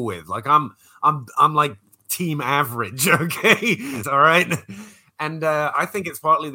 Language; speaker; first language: English; native; English